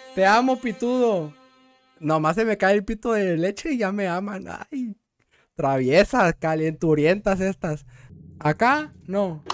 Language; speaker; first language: Spanish; native; Spanish